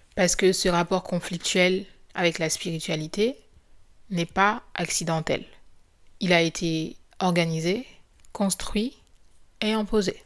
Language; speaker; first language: French; non-native, local second language; Haitian Creole